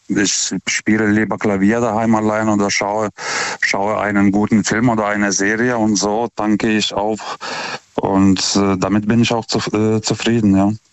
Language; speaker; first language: German; non-native, fluent; Lithuanian